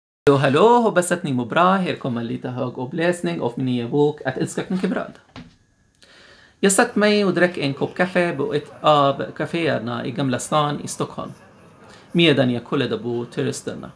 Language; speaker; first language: Swedish; non-native, fluent; Arabic